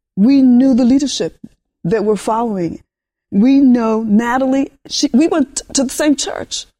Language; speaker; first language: English; early bilingual, other home language; Spanish